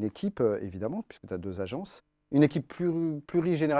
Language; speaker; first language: French; native; French